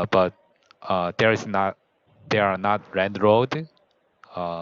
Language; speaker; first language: English; non-native, learner; Korean